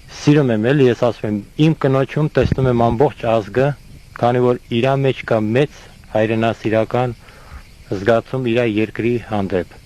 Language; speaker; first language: Armenian; non-native, fluent; Estonian